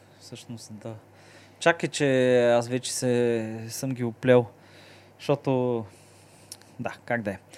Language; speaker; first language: Bulgarian; native; Bulgarian